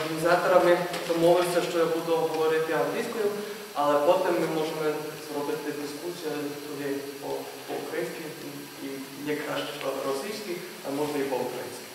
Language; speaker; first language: Ukrainian; non-native, learner; German